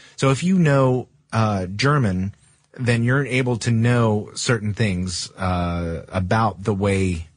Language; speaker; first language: English; native; English